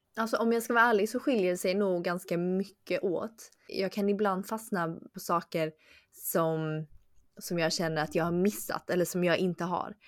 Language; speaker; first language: Swedish; early bilingual, other home language; Chinese